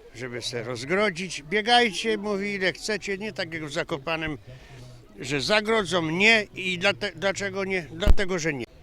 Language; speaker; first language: Polish; native; Polish